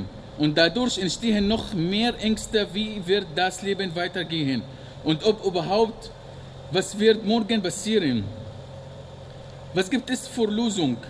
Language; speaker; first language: German; non-native, learner; Arabic